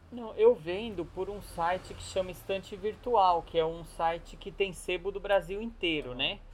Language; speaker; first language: Portuguese; native; Portuguese